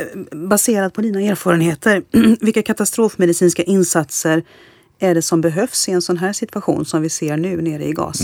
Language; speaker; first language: Swedish; native; Swedish